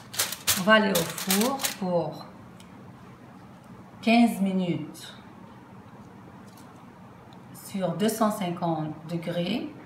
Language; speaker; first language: French; non-native, fluent; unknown